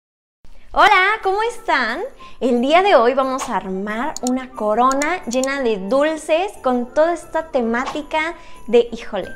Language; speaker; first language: Spanish; native; Spanish